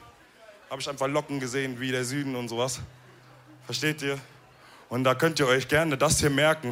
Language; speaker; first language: German; early bilingual, other home language; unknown